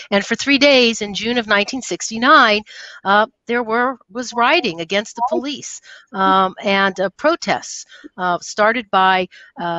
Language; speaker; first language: English; native; English